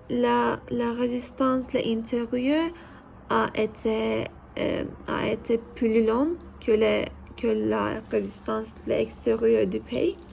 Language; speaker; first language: French; non-native, learner; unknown